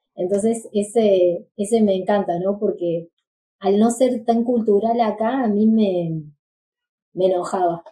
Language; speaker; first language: Spanish; native; Spanish